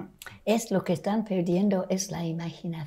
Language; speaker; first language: Spanish; non-native, fluent; English